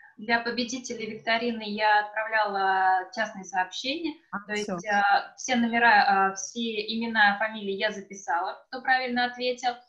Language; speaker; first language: Russian; native; Russian